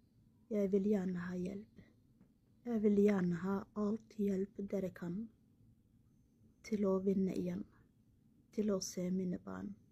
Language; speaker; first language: Norwegian; non-native, learner; Somali